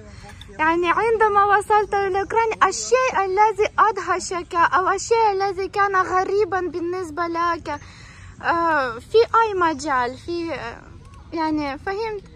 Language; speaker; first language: Arabic; non-native, fluent; Ukrainian